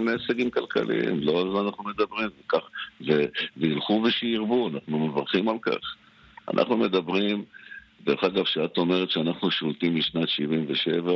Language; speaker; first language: Hebrew; native; Hebrew